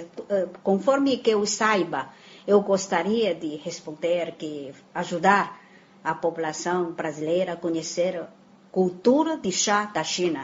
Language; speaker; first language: Portuguese; non-native, fluent; Chinese